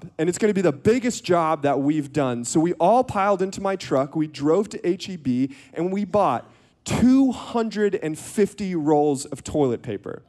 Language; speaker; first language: English; native; English